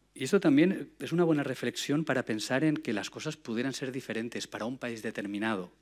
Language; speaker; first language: Spanish; native; Spanish